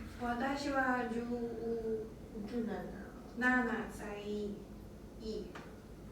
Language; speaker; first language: Japanese; non-native, learner; English